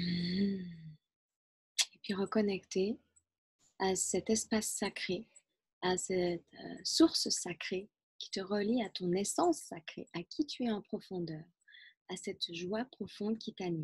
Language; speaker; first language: French; native; French